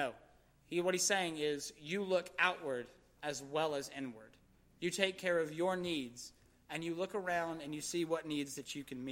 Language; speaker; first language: English; native; English